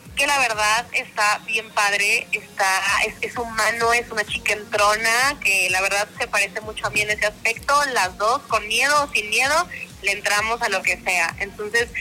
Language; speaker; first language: Spanish; native; Spanish